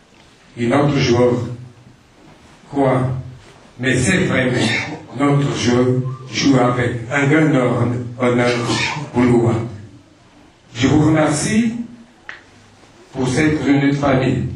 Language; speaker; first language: French; non-native, fluent; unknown